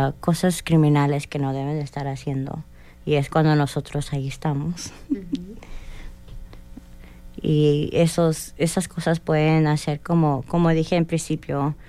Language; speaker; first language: Spanish; early bilingual, heritage; Spanish